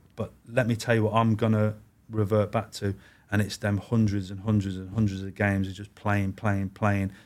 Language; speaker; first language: English; native; English